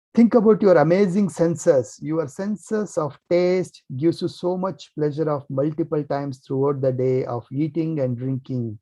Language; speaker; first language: English; non-native, local second language; Kannada